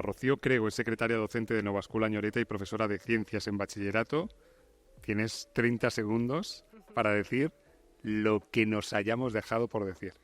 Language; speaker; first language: Spanish; native; Spanish